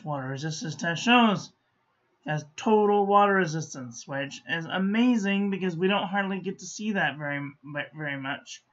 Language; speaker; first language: English; native; English